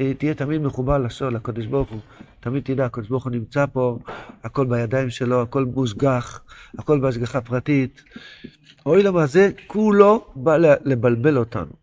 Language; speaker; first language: Hebrew; non-native, local second language; Yiddish